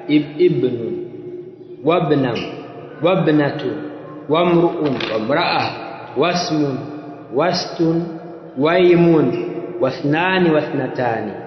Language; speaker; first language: Arabic; non-native, fluent; Swahili